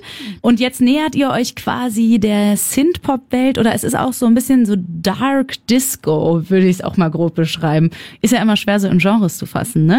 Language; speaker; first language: German; native; German